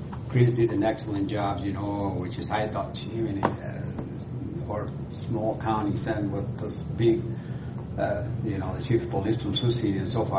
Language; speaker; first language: English; native; English